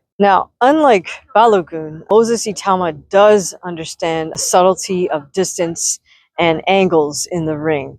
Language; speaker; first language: English; native; English